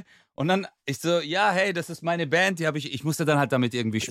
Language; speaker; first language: German; early bilingual, other home language; Turkish